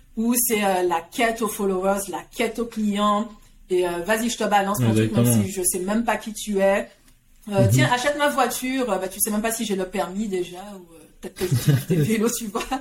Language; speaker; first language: French; native; French